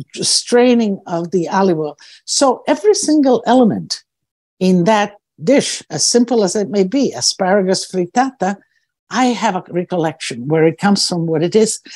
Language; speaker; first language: English; early bilingual, other home language; Croatian